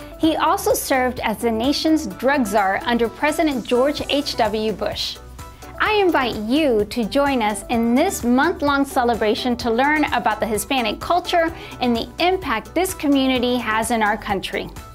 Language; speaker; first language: English; early bilingual, other home language; Spanish